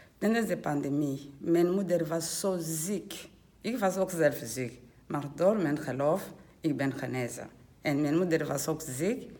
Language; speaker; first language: Dutch; non-native, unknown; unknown